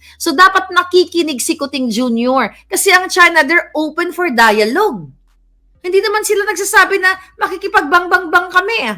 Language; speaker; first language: Filipino; native; Filipino